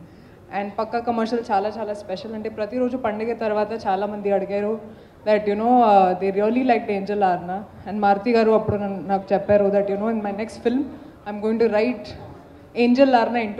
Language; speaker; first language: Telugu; non-native, local second language; Hindi